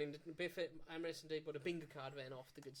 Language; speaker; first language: Welsh; native; Welsh